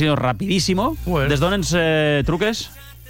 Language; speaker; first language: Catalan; native; Catalan